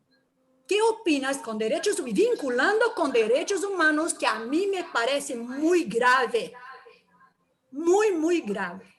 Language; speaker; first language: Spanish; non-native, learner; Portuguese